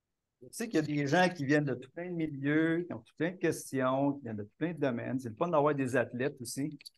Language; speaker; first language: French; native; French